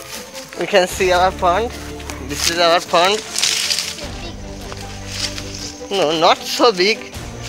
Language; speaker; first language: English; non-native, local second language; Bangla